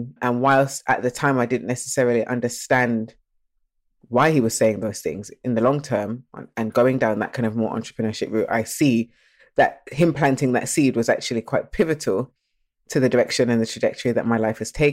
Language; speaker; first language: English; native; English